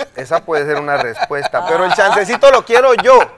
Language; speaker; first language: Spanish; native; Spanish